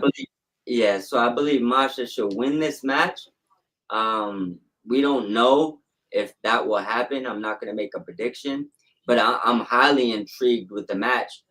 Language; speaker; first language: English; native; English